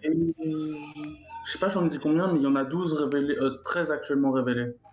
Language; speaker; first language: French; native; French